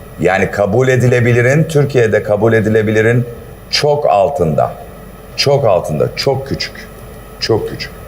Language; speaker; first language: Turkish; native; Turkish